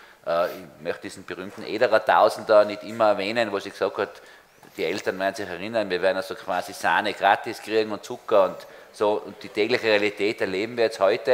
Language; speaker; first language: German; native; German